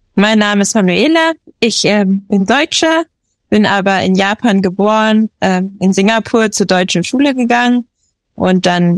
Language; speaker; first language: German; early bilingual, heritage; German